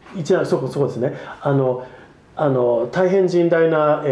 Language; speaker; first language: Japanese; non-native, fluent; English